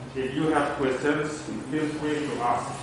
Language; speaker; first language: English; non-native, fluent; Indonesian